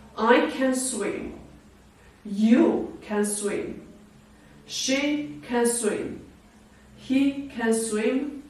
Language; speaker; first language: English; non-native, fluent; Georgian